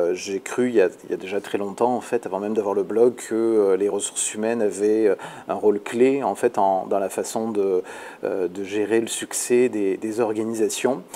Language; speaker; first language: French; native; French